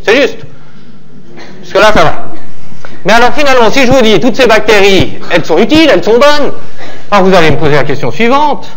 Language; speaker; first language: French; native; French